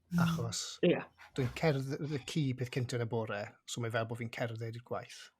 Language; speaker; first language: Welsh; native; Welsh